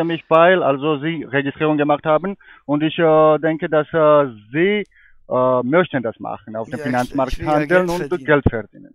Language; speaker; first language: German; non-native, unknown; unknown